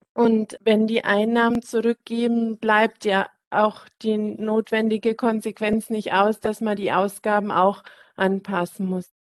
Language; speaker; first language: German; native; German